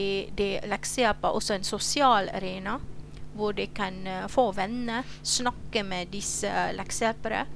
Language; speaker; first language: Norwegian; non-native, fluent; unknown